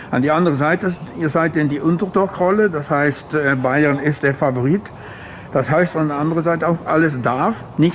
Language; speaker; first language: German; non-native, learner; Dutch